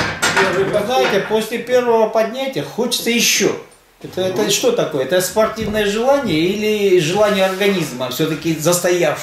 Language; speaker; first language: Russian; native; Russian